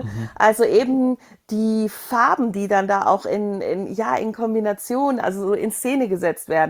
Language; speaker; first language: German; native; German